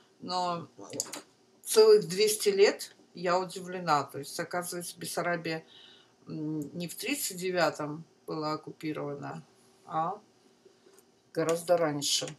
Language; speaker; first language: Russian; native; Russian